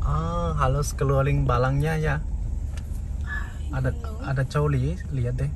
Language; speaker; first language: Indonesian; non-native, fluent; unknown